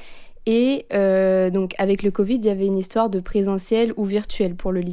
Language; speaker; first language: French; native; French